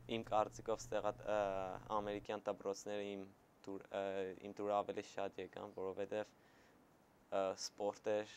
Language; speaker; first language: Armenian; native; Armenian